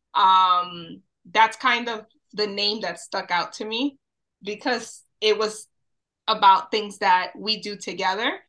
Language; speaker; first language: English; early bilingual, other home language; Spanish